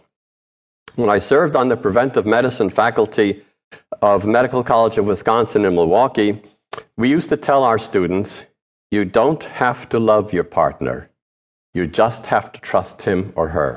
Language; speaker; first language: English; early bilingual, other home language; Polish